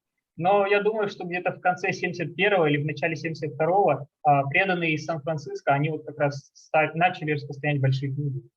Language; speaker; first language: Russian; native; Russian